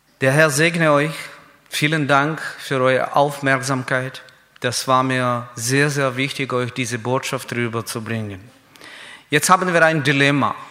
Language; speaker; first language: German; non-native, fluent; Russian